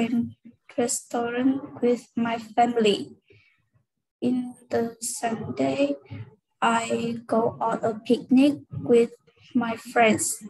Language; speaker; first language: English; non-native, learner; Vietnamese